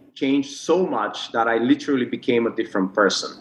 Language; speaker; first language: English; non-native, fluent; Bulgarian